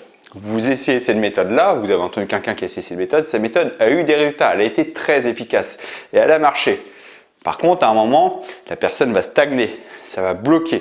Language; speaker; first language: French; native; French